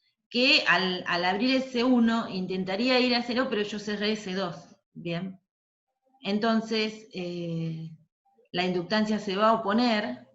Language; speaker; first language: Spanish; native; Spanish